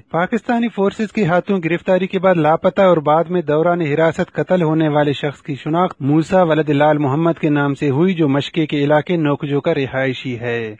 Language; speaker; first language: Urdu; non-native, local second language; Baluchi